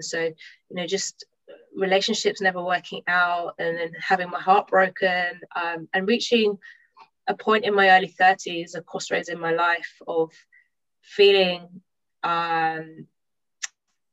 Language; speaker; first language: English; native; English